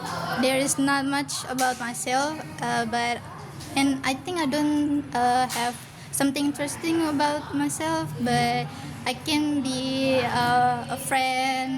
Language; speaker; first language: English; non-native, learner; Indonesian